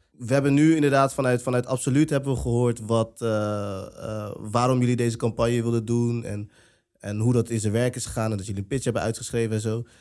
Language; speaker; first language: Dutch; native; Dutch